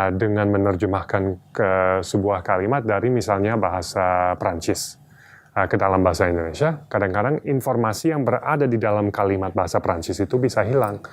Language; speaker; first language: Indonesian; non-native, fluent; English